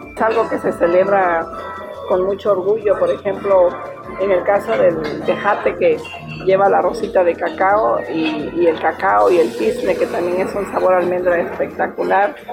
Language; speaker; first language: Spanish; native; Spanish